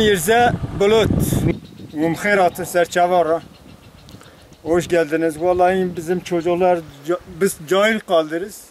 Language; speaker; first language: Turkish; non-native, local second language; Kurdish